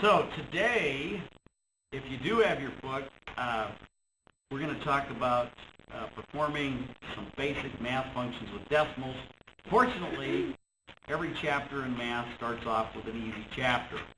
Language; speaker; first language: English; native; English